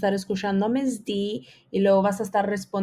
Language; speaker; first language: Spanish; early bilingual, heritage; Spanish